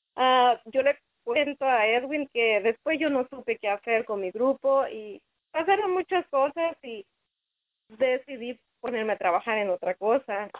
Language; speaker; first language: Spanish; native; Spanish